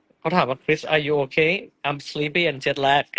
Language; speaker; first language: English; non-native, learner; Thai